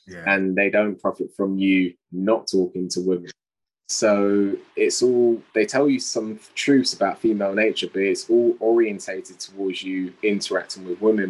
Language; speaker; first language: English; native; English